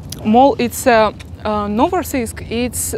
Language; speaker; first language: English; non-native, learner; Russian